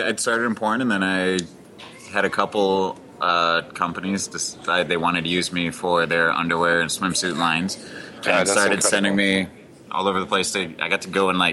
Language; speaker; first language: English; native; English